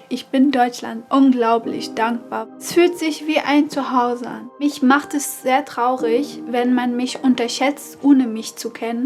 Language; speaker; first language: German; non-native, fluent; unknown